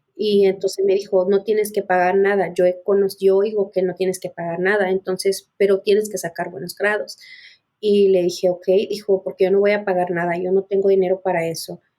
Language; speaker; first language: Spanish; native; Spanish